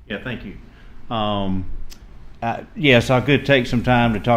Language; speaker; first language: English; native; English